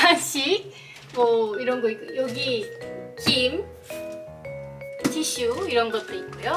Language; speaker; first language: Korean; non-native, fluent; Turkish